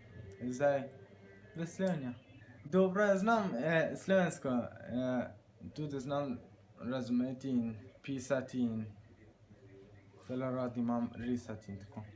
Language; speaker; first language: Slovenian; non-native, learner; Persian